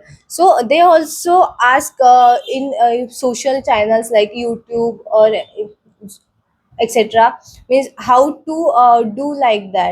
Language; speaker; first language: English; non-native, learner; Marathi